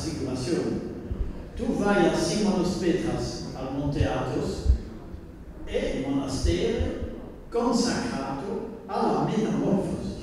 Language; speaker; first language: Italian; non-native, fluent; Dutch